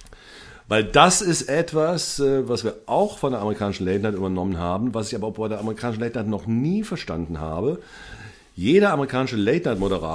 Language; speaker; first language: German; native; German